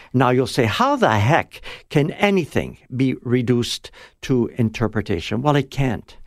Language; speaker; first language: English; native; English